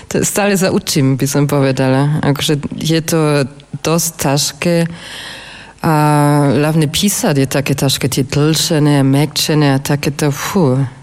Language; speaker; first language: Slovak; non-native, fluent; German